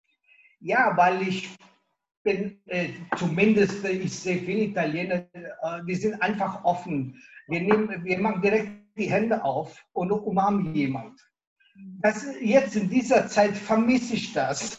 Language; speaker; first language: German; non-native, local second language; Italian